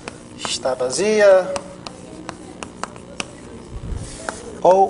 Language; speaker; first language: Portuguese; non-native, fluent; English